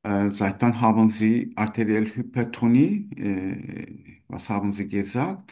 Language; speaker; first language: German; non-native, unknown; Turkish